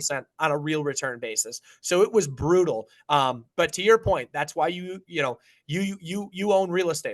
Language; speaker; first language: English; native; English